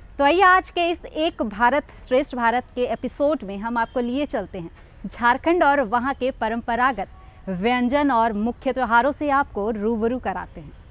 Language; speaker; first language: Hindi; native; Hindi